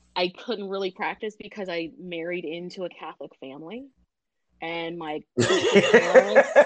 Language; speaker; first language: English; early bilingual, other home language; Indonesian